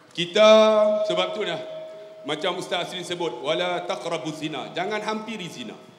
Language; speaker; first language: Malay; native; Malay